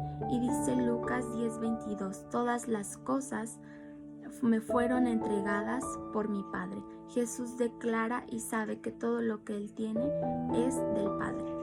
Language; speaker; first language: Spanish; native; Spanish